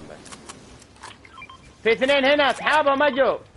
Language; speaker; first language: Arabic; native; Arabic